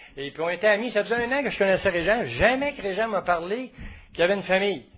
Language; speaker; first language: French; native; French